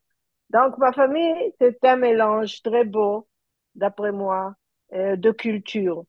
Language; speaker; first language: French; early bilingual, heritage; French